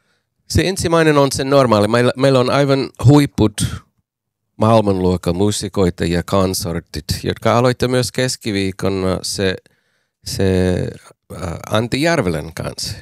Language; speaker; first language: Finnish; non-native, learner; English